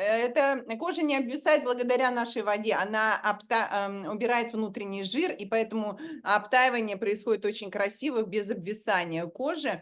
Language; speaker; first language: Russian; native; Russian